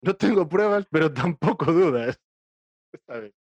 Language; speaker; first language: Spanish; non-native, local second language; Galician